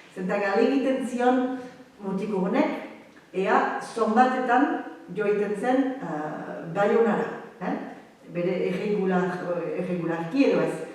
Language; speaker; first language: Basque; native; Basque